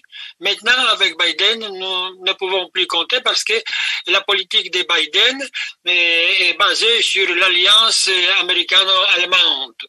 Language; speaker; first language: French; non-native, fluent; Polish